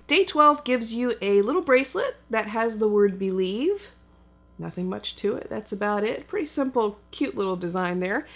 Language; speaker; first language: English; native; English